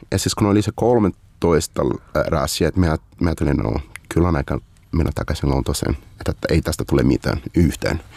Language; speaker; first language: Finnish; non-native, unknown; Portuguese